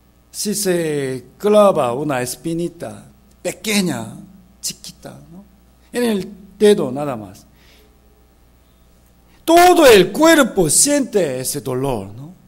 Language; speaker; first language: Spanish; non-native, fluent; Korean